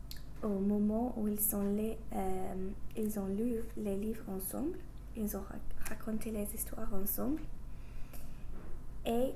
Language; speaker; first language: French; non-native, fluent; English